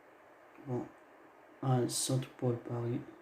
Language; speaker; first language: French; non-native, learner; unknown